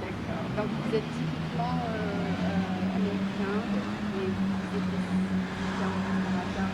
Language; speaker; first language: French; native; French